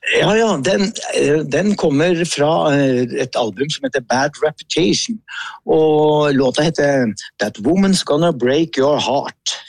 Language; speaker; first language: Norwegian; native; Norwegian